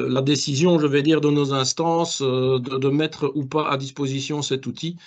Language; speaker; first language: French; native; French